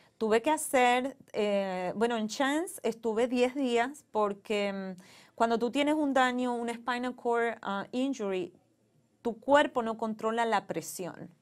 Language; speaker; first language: Spanish; native; Spanish